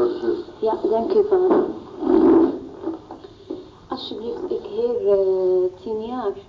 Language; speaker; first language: Dutch; non-native, learner; Arabic